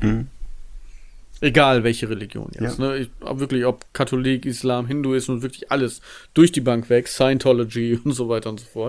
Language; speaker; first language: German; native; German